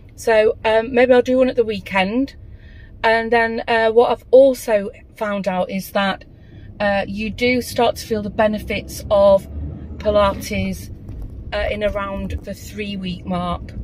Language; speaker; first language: English; native; English